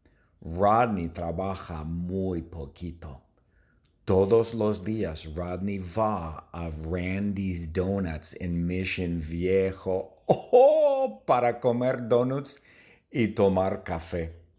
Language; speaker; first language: Spanish; non-native, fluent; English